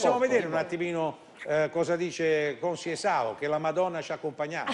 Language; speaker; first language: Italian; native; Italian